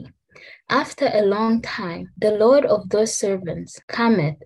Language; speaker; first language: English; non-native, local second language; Kinyarwanda